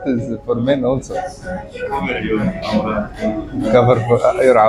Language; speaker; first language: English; non-native, fluent; Arabic